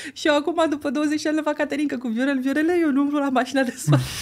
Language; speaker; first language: Romanian; native; Romanian